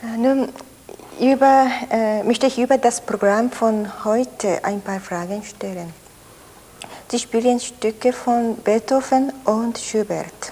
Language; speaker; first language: German; non-native, fluent; Japanese